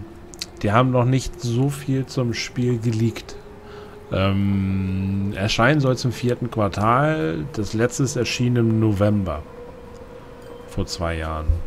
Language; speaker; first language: German; native; German